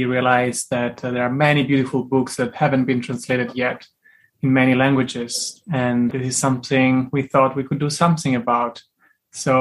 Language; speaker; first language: English; non-native, fluent; Italian